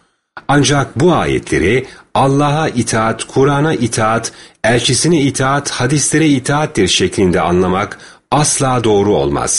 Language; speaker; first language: Turkish; native; Turkish